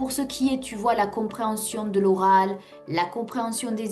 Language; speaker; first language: French; native; French